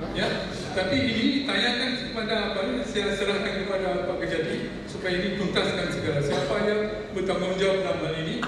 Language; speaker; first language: Malay; non-native, local second language; Achinese